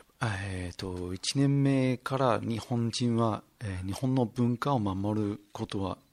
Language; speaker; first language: Japanese; non-native, fluent; English